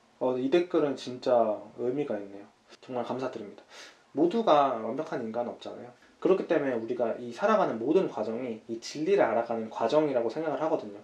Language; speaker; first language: Korean; native; Korean